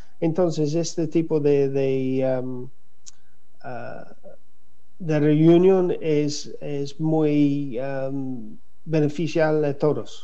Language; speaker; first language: Spanish; non-native, learner; English